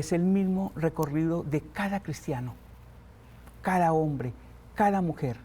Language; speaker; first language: Spanish; native; Spanish